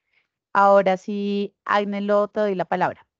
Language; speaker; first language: Spanish; native; Spanish